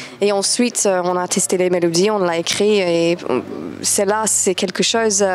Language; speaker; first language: French; non-native, fluent; English